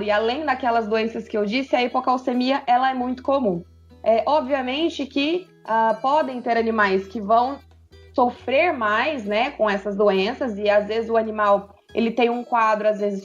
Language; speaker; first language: Portuguese; native; Portuguese